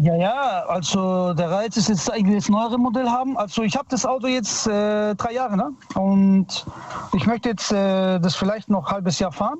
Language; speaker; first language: German; early bilingual, other home language; Italian